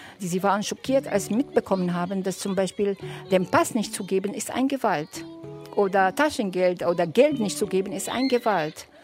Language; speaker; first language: German; non-native, fluent; Arabic